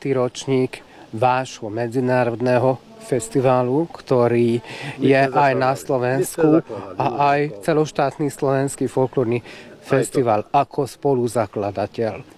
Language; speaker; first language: Slovak; early bilingual, heritage; Slovak